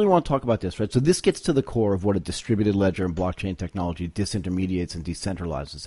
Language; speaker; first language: English; native; English